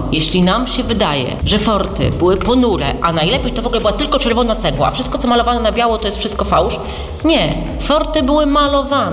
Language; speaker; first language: Polish; native; Polish